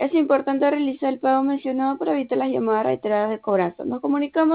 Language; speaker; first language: Spanish; native; Spanish